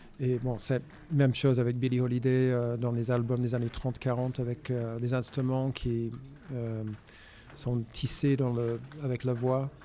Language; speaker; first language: French; non-native, fluent; English